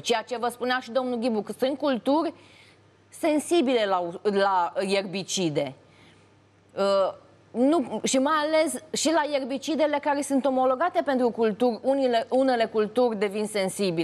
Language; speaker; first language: Romanian; native; Romanian